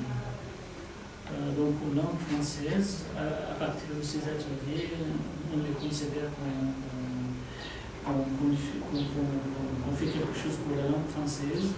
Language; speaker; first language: French; non-native, fluent; Arabic